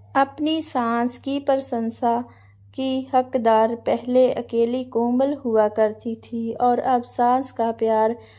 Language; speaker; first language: Hindi; non-native, local second language; Punjabi